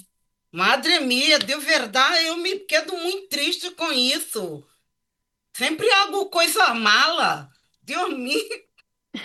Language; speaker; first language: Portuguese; non-native, learner; Spanish